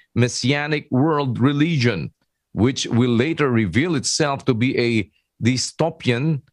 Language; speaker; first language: English; non-native, local second language; Filipino